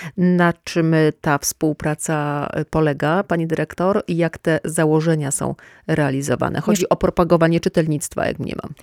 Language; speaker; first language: Polish; native; Polish